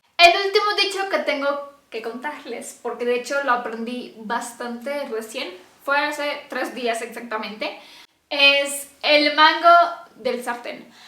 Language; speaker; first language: Spanish; non-native, fluent; Romanian